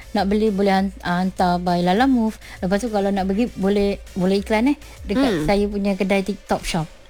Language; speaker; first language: Malay; native; Malay